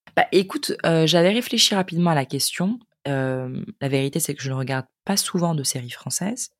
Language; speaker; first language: French; native; French